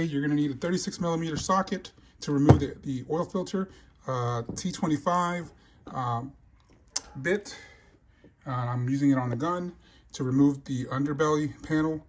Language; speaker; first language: English; native; English